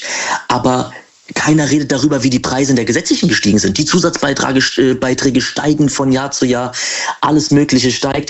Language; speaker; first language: German; native; German